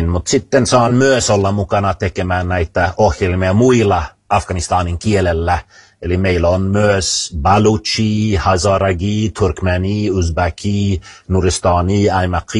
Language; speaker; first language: Finnish; non-native, fluent; Swedish